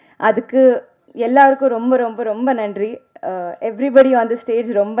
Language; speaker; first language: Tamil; non-native, learner; Telugu